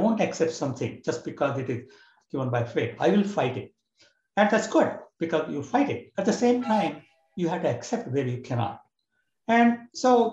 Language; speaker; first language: English; non-native, local second language; Marathi